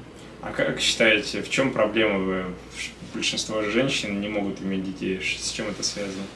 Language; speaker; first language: Russian; native; Russian